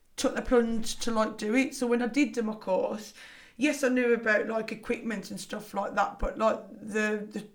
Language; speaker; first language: English; native; English